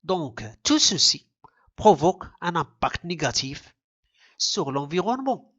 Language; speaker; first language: French; non-native, local second language; Arabic